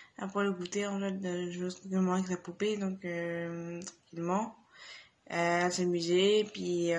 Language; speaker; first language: French; native; French